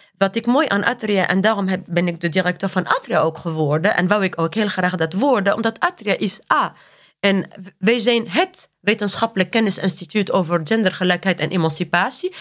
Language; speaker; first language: Dutch; non-native, fluent; Arabic